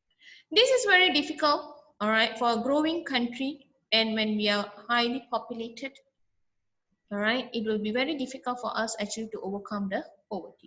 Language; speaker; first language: English; non-native, local second language; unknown